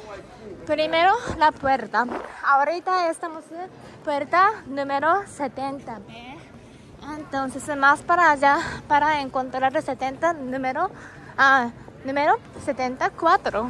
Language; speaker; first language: Spanish; non-native, fluent; Japanese